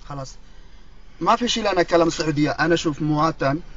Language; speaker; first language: Arabic; non-native, learner; Bangla